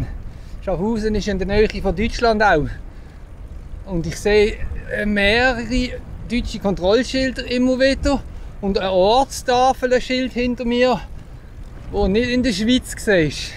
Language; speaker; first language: German; native; German